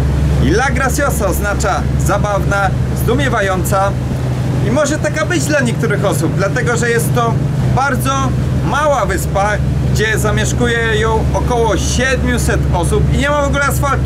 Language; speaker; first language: Polish; native; Polish